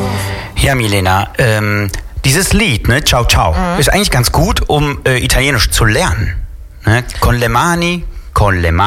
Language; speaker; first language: German; native; German